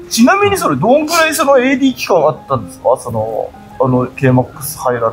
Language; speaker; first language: Japanese; native; Japanese